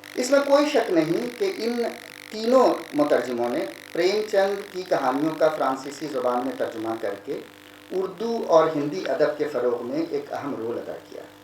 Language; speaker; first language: Urdu; native; Urdu